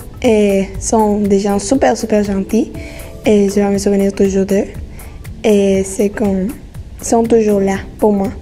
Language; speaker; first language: French; non-native, fluent; Spanish